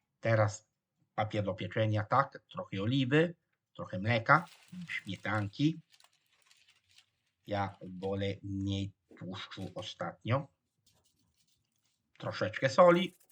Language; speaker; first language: Polish; non-native, fluent; Italian